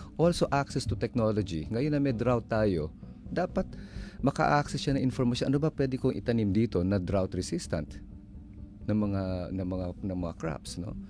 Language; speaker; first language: Filipino; non-native, local second language; Cebuano